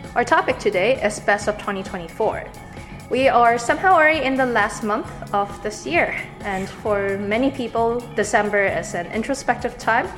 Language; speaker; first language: English; native; English